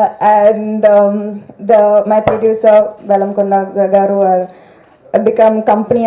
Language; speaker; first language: Telugu; non-native, fluent; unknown